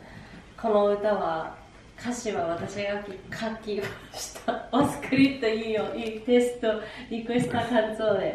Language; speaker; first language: Italian; non-native, fluent; Japanese